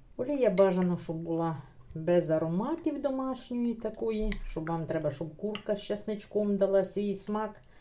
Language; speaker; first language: Ukrainian; non-native, local second language; Russian